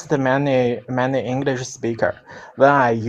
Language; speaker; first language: English; non-native, learner; Chinese